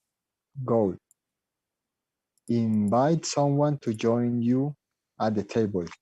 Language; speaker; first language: English; non-native, learner; Spanish